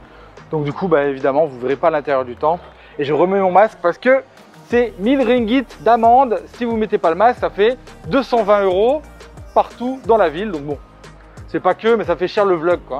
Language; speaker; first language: French; native; French